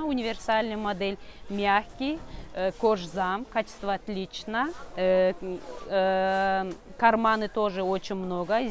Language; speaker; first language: Russian; non-native, learner; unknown